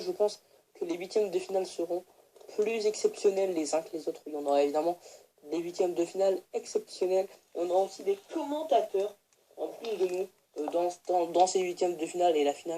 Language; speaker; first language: French; native; French